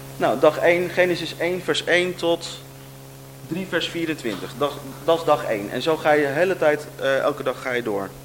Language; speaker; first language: Dutch; native; Dutch